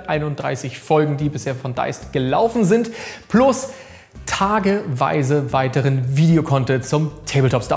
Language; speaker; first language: German; native; German